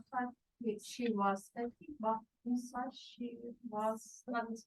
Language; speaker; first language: English; non-native, learner; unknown